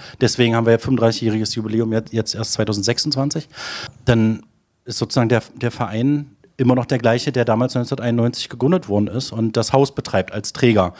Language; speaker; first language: German; native; German